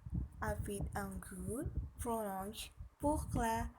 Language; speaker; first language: French; non-native, learner; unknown